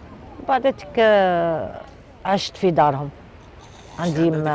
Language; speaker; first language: Arabic; native; Arabic